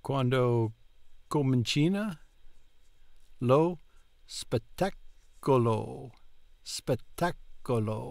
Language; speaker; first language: Italian; non-native, learner; English